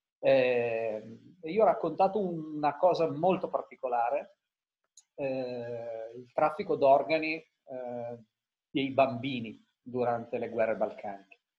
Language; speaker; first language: Italian; early bilingual, heritage; Italian